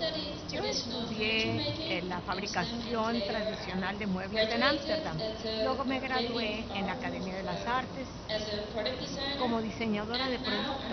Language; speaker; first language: Spanish; non-native, fluent; Dutch